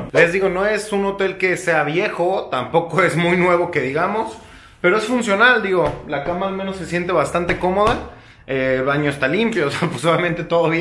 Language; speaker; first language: Spanish; native; Spanish